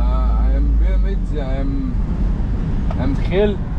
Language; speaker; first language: English; non-native, learner; Arabic